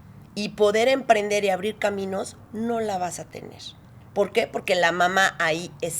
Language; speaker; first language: Spanish; native; Spanish